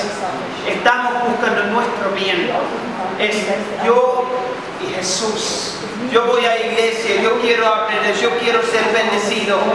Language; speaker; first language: Spanish; non-native, fluent; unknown